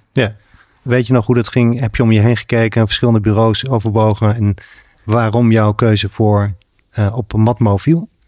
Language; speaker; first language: Dutch; native; Dutch